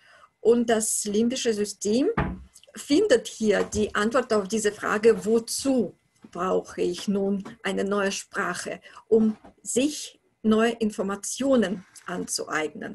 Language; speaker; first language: German; non-native, fluent; Russian